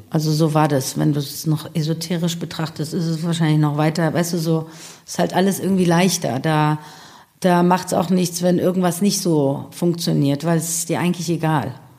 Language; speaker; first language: German; early bilingual, other home language; Persian